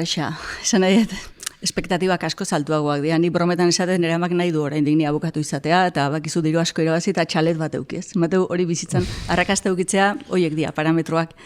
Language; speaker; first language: Basque; native; Basque